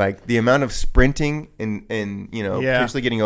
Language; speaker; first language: English; native; English